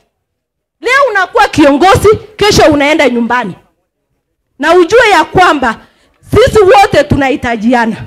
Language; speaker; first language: Swahili; non-native, local second language; Kalenjin